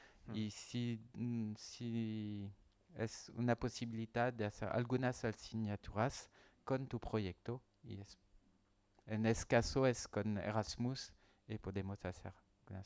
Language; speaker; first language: Spanish; non-native, learner; French